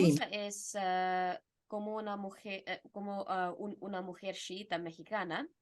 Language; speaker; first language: Spanish; non-native, fluent; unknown